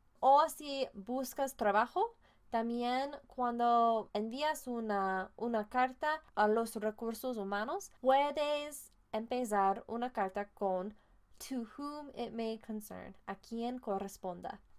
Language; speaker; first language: Spanish; non-native, fluent; English